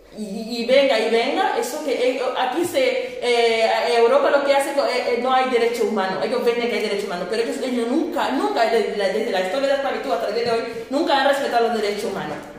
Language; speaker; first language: Spanish; non-native, fluent; Portuguese